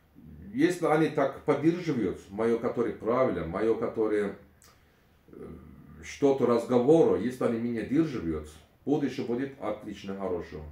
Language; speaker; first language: Russian; non-native, learner; Turkish